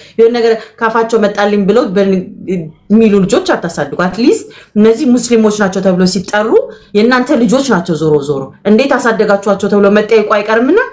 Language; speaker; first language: Amharic; native; Amharic